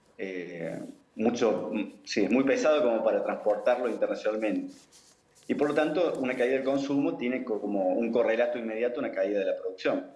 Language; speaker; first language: Spanish; native; Spanish